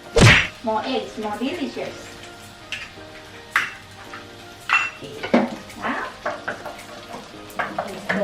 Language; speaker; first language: English; non-native, learner; Thai